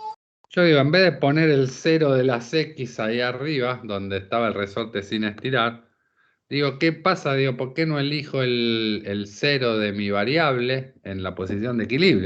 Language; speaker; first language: Spanish; native; Spanish